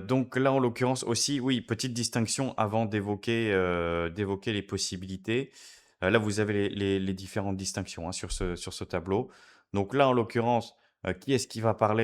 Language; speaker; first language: French; native; French